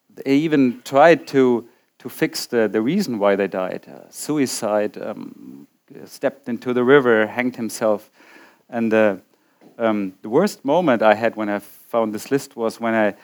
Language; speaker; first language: English; non-native, fluent; German